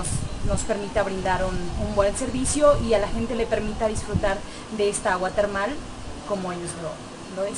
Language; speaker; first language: Spanish; native; Spanish